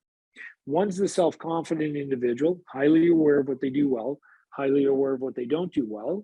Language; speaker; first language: English; native; English